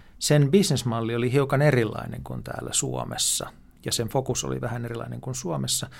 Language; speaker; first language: Finnish; native; Finnish